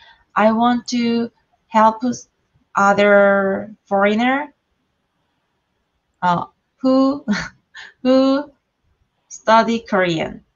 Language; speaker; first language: English; non-native, learner; Korean